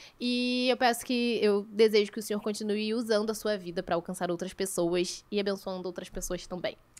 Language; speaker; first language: Portuguese; native; Portuguese